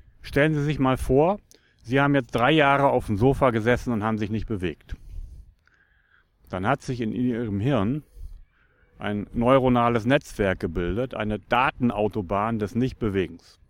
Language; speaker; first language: German; native; German